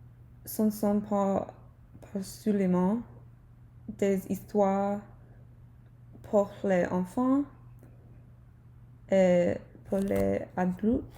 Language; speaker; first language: French; non-native, learner; English